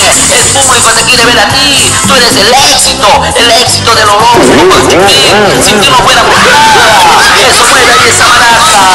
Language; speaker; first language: Spanish; native; Spanish